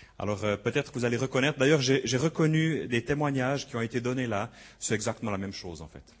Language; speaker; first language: French; native; French